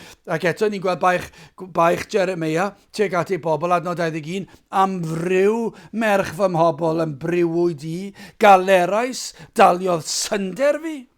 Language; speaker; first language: Welsh; native; Welsh